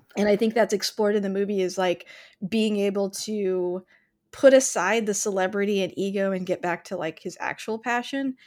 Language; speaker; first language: English; native; English